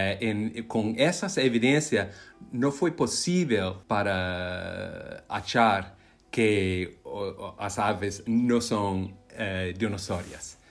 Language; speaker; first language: Spanish; non-native, learner; English